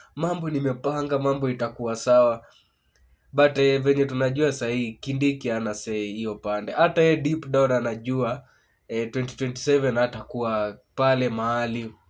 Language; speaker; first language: Swahili; native; Swahili